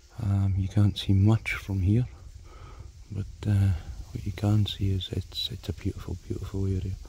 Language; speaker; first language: English; native; English